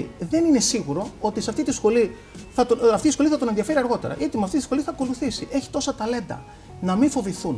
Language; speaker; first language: Greek; native; Greek